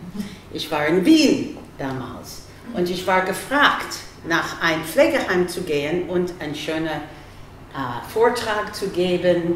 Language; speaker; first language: German; non-native, fluent; English